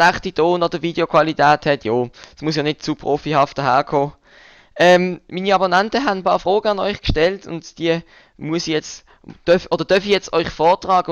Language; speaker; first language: German; native; German